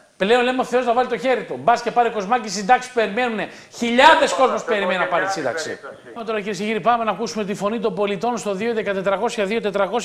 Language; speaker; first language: Greek; native; Greek